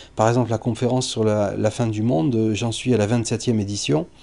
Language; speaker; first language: French; native; French